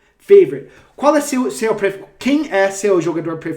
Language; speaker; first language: Portuguese; non-native, fluent; English